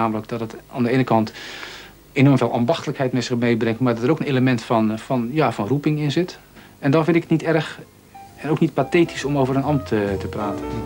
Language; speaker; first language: Dutch; native; Dutch